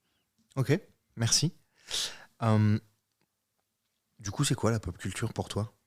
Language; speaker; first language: French; native; French